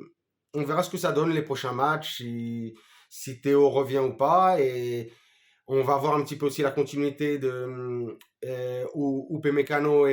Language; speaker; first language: French; native; French